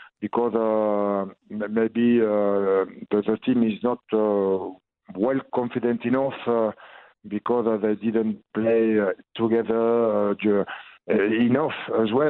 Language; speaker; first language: English; non-native, learner; French